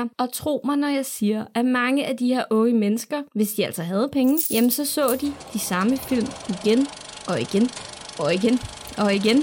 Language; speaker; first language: Danish; native; Danish